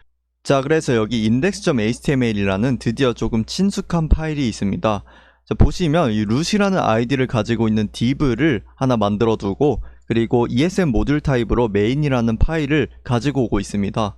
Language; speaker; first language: Korean; native; Korean